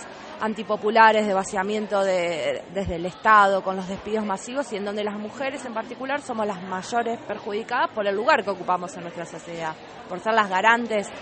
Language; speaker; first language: Spanish; native; Spanish